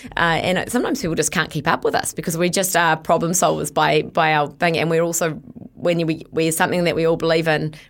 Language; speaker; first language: English; native; English